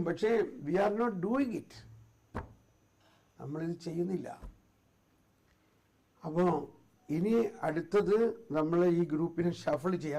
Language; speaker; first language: Malayalam; native; Malayalam